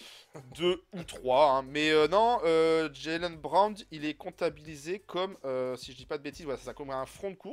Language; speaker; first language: French; native; French